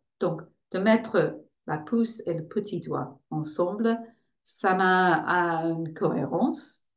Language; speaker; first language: French; non-native, fluent; English